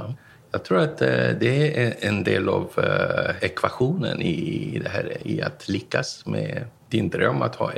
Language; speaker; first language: Swedish; non-native, fluent; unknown